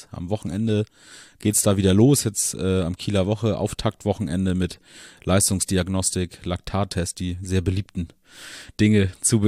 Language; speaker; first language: German; native; German